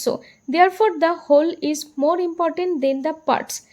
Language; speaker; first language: English; non-native, local second language; Bangla